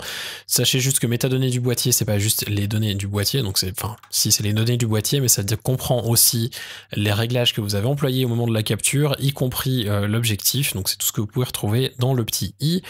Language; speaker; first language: French; native; French